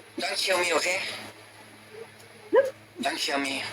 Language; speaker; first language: English; non-native, learner; Thai